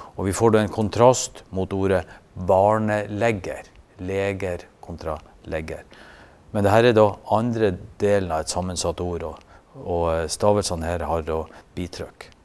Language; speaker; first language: Norwegian; native; Norwegian